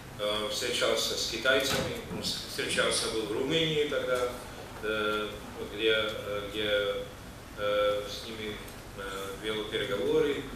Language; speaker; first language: Russian; non-native, fluent; Czech